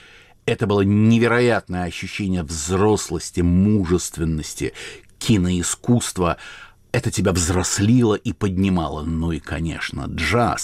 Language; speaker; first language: Russian; native; Russian